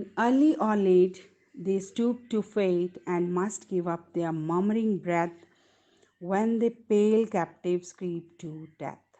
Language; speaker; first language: English; non-native, local second language; Punjabi